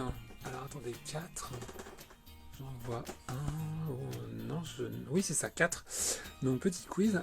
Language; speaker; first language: French; native; French